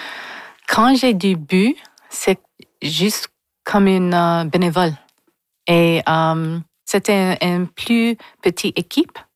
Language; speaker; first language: French; non-native, learner; English